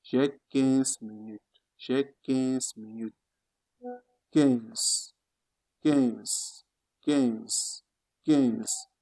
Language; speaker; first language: French; non-native, fluent; Italian